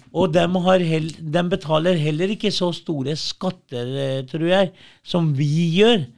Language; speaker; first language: Norwegian; early bilingual, other home language; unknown